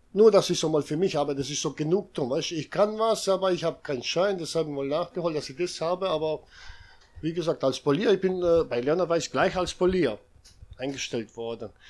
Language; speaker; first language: German; non-native, fluent; Serbian